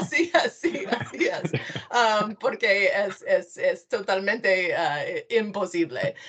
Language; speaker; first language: Spanish; non-native, fluent; English